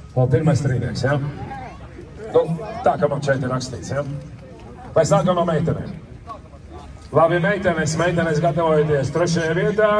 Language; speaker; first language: Latvian; native; Latvian